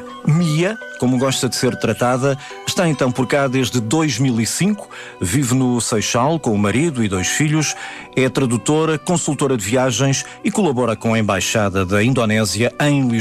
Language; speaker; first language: Portuguese; native; Portuguese